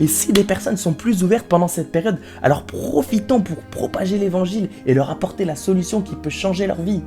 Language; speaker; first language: French; native; French